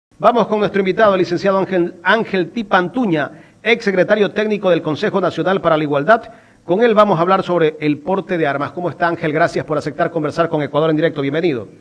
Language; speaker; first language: Spanish; native; Spanish